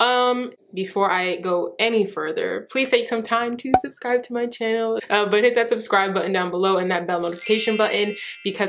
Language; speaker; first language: English; early bilingual, other home language; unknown